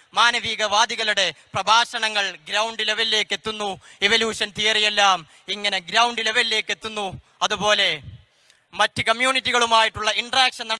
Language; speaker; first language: Malayalam; native; Malayalam